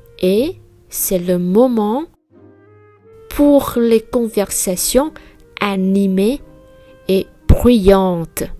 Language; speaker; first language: French; non-native, fluent; Vietnamese